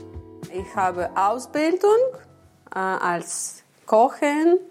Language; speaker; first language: German; non-native, learner; Ukrainian